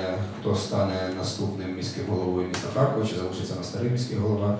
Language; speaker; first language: Ukrainian; native; Ukrainian